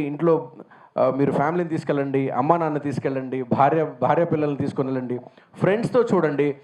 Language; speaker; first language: Telugu; native; Telugu